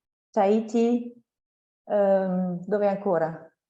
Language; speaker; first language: Italian; non-native, fluent; French